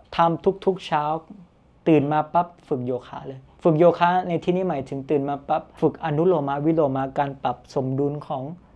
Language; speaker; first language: Thai; early bilingual, other home language; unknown